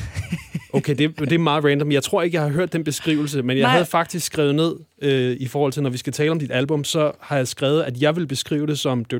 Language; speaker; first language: Danish; native; Danish